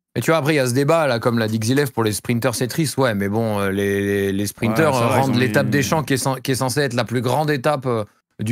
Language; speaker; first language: French; native; French